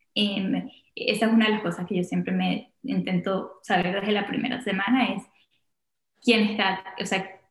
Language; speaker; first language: Spanish; native; Spanish